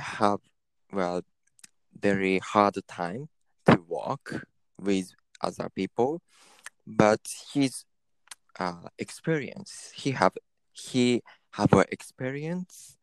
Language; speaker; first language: English; non-native, learner; Japanese